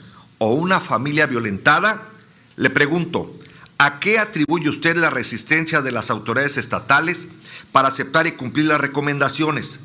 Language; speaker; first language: Spanish; native; Spanish